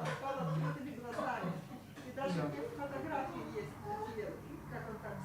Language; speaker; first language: Russian; non-native, local second language; Lithuanian